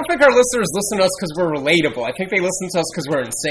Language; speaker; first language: English; native; English